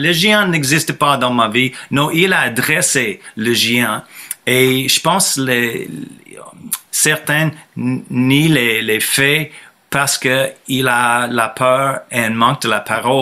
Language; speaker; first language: French; non-native, fluent; English